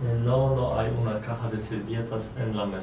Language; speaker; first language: Spanish; non-native, learner; Polish